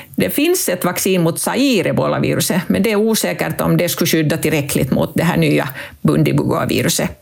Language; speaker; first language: Swedish; non-native, local second language; Finnish